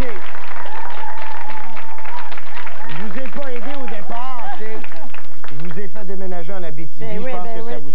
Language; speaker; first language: French; native; French